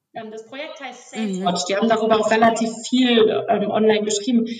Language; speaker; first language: German; native; German